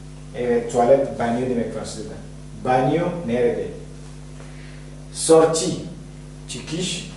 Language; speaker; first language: Turkish; non-native, fluent; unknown